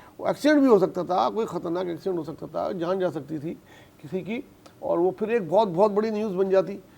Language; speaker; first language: Urdu; native; Urdu